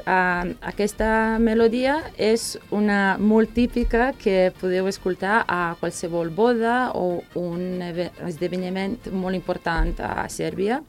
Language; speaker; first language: Catalan; non-native, fluent; Serbian